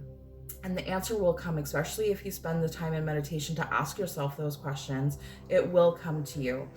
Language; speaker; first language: English; native; English